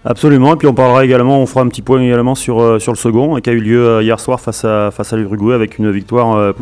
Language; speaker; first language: French; native; French